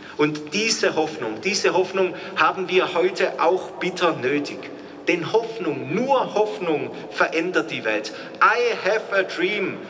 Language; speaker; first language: German; native; German